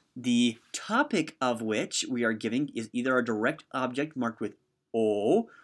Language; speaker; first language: English; native; English